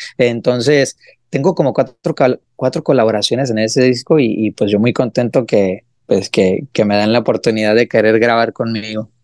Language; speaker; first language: Spanish; early bilingual, heritage; Spanish